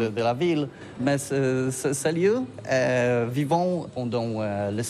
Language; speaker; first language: French; non-native, learner; Polish